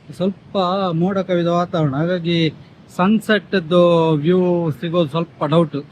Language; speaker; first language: Kannada; non-native, local second language; Tulu